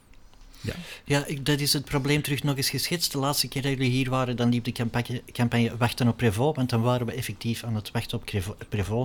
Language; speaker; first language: Dutch; native; Dutch